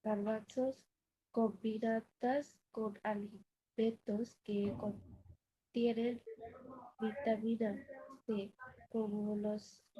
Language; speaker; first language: Spanish; non-native, learner; Bangla